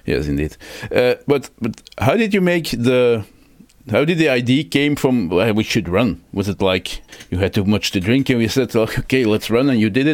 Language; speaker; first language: English; non-native, fluent; Dutch